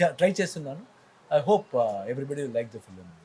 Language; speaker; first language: Telugu; non-native, learner; Kannada